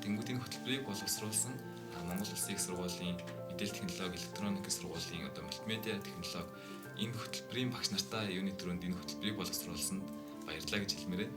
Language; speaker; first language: Mongolian; native; Mongolian